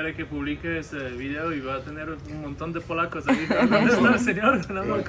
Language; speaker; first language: Spanish; non-native, fluent; Polish